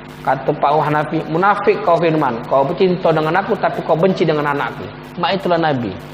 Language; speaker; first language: Malay; native; Malay